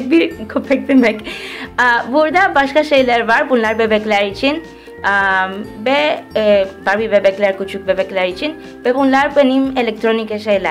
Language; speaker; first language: Turkish; early bilingual, heritage; Turkish